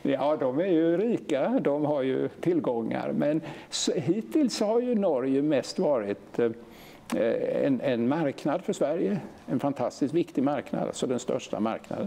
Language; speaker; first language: Swedish; native; Swedish